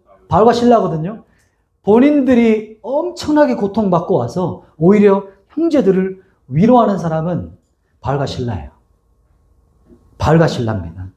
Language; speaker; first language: Korean; native; Korean